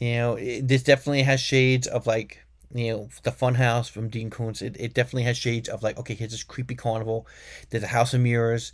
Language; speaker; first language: English; native; English